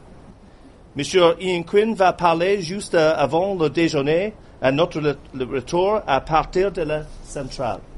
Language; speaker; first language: French; non-native, learner; English